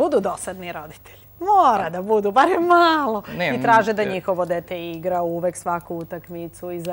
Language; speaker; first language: Serbian; native; Serbian